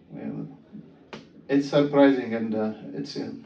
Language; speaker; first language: English; non-native, fluent; Amharic